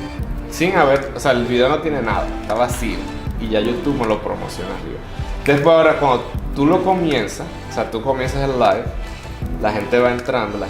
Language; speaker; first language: Spanish; native; Spanish